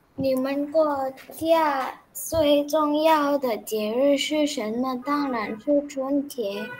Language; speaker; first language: Chinese; non-native, learner; Indonesian